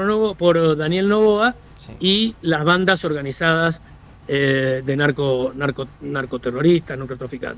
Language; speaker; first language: Spanish; native; Spanish